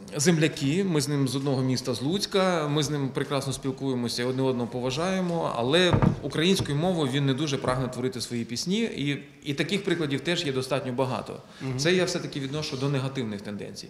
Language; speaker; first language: Ukrainian; native; Ukrainian